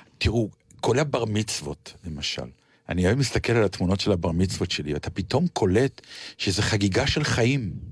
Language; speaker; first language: Hebrew; native; Hebrew